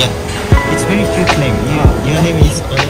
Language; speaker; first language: English; non-native, learner; Japanese